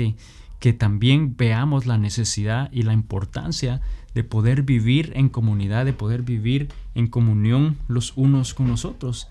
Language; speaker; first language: Spanish; native; Spanish